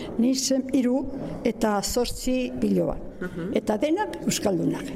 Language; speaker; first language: Basque; non-native, local second language; Spanish